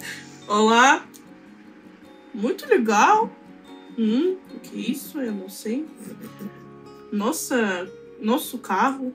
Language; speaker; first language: Portuguese; non-native, learner; Russian